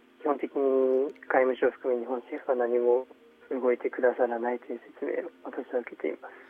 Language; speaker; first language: Japanese; early bilingual, other home language; Chinese